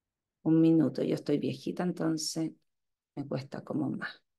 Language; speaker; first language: Spanish; native; Spanish